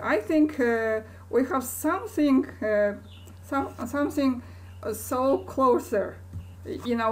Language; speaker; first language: English; non-native, learner; Kazakh